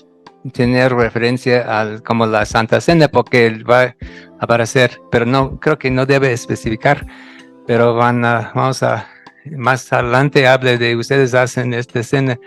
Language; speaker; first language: Spanish; non-native, fluent; English